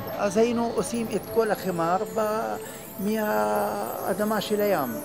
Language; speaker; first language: Hebrew; non-native, local second language; Arabic